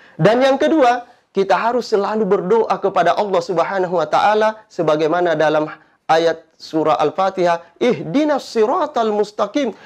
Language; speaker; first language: Malay; native; Malay